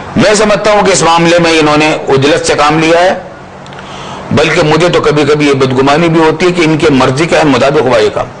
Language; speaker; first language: Urdu; native; Urdu